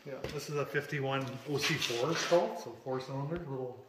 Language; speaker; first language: English; native; English